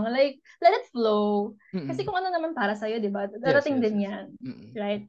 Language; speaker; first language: Filipino; native; Filipino